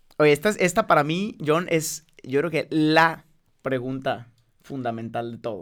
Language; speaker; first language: Spanish; native; Spanish